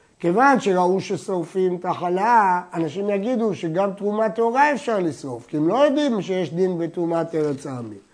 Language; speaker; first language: Hebrew; native; Hebrew